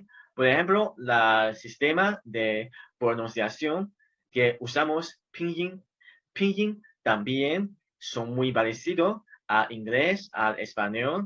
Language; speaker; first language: Spanish; non-native, fluent; Chinese